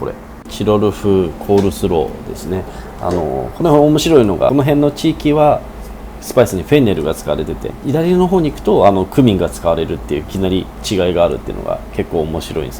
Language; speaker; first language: Japanese; native; Japanese